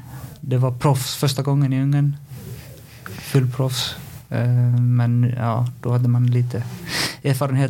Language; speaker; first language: Swedish; non-native, fluent; Icelandic